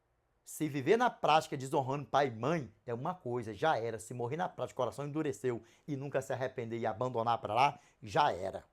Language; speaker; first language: Portuguese; native; Portuguese